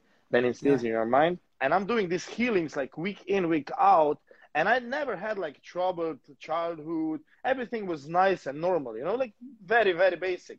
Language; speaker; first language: English; non-native, fluent; Slovenian